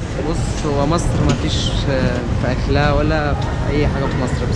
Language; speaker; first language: Arabic; native; Arabic